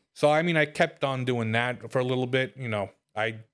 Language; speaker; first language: English; native; English